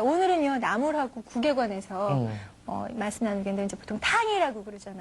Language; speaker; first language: Korean; native; Korean